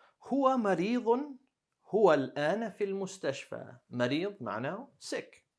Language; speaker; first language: Arabic; non-native, fluent; English